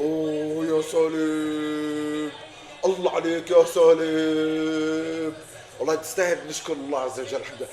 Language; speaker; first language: Arabic; native; Arabic